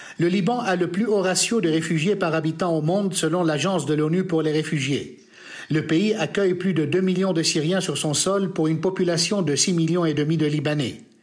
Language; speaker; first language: French; non-native, local second language; Arabic